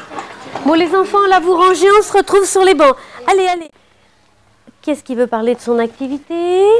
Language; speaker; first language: French; native; French